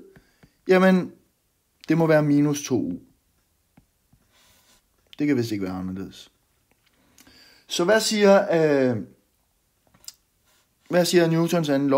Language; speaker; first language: Danish; native; Danish